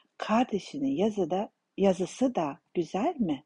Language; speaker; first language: Turkish; non-native, fluent; Kazakh